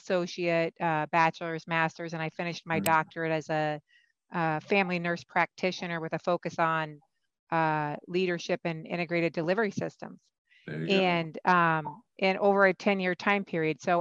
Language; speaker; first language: English; native; English